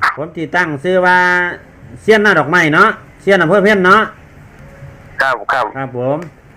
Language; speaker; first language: Thai; non-native, local second language; Lao